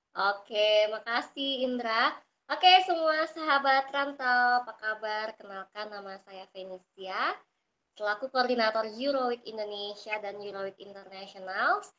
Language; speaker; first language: Indonesian; native; Indonesian